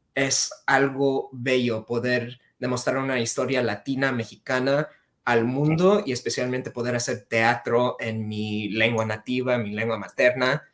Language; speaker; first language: Spanish; early bilingual, heritage; Spanish